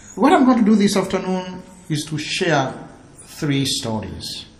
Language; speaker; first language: English; non-native, local second language; Ganda